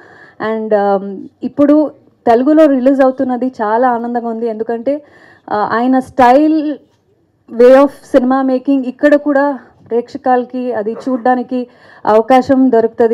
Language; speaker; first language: Telugu; non-native, fluent; Kannada